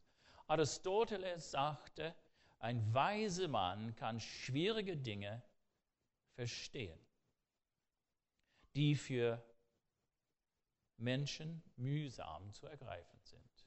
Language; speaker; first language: German; non-native, fluent; English